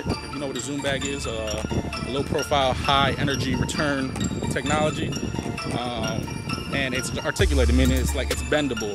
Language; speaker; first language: English; native; English